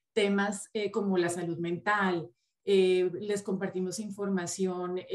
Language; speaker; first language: Spanish; native; Spanish